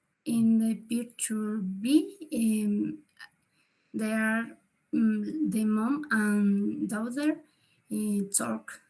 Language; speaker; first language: English; non-native, learner; Spanish